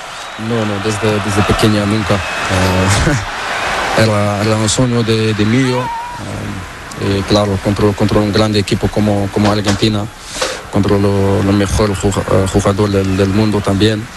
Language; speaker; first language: Spanish; non-native, learner; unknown